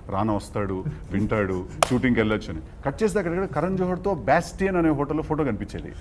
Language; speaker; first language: Telugu; native; Telugu